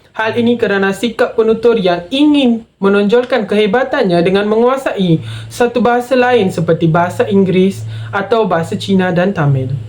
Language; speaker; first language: Malay; non-native, local second language; Tamil